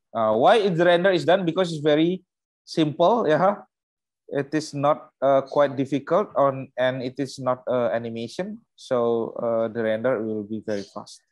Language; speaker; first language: English; non-native, learner; Indonesian